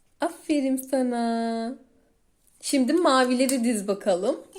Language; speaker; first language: Turkish; native; Turkish